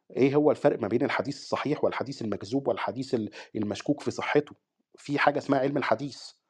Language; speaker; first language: Arabic; native; Arabic